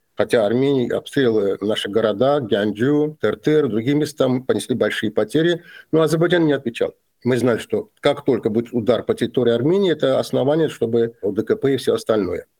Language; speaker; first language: Russian; non-native, local second language; Azerbaijani